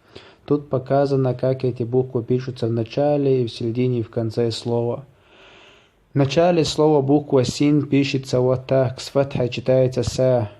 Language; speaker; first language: Russian; non-native, local second language; Chechen